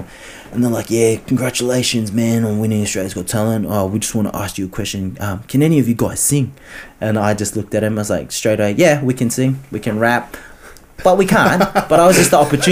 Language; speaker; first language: English; native; English